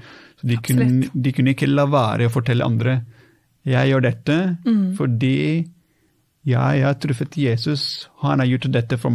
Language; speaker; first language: Norwegian; non-native, fluent; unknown